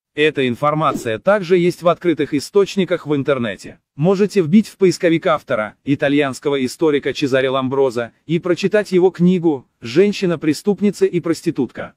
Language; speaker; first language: Russian; non-native, local second language; Azerbaijani